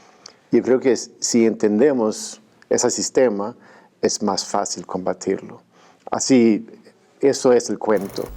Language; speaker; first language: Spanish; non-native, fluent; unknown